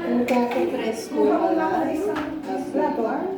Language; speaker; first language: Portuguese; non-native, learner; Filipino